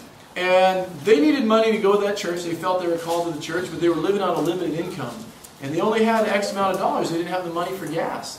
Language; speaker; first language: English; native; English